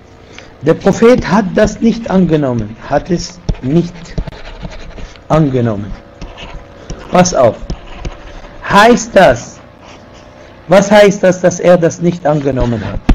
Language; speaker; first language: German; non-native, fluent; Arabic